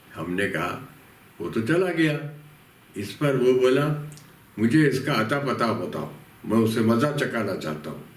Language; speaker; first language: Urdu; native; Urdu